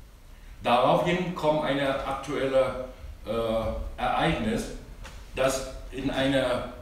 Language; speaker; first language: German; non-native, learner; Thai